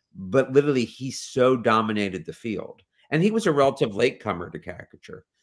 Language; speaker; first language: English; native; English